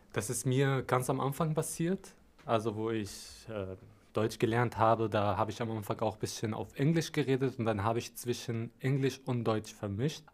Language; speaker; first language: German; non-native, fluent; Arabic